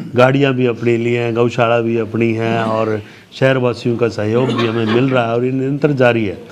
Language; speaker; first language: Hindi; native; Hindi